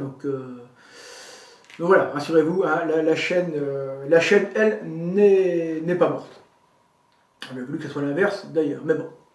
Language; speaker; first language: French; native; French